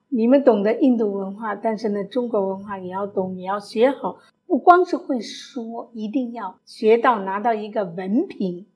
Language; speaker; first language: Chinese; early bilingual, other home language; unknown